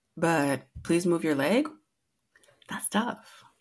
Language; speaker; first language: English; native; English